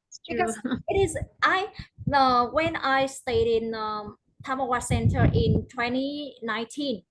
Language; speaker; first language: English; non-native, learner; Vietnamese